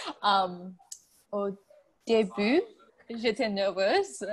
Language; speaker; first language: French; non-native, learner; English